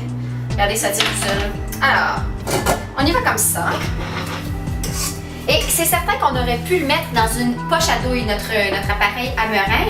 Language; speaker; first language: French; native; French